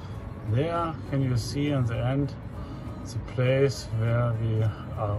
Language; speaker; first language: English; non-native, learner; German